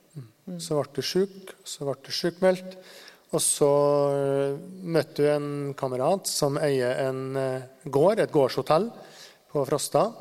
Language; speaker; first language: Norwegian; native; Norwegian